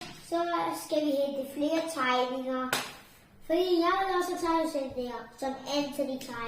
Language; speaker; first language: Danish; early bilingual, other home language; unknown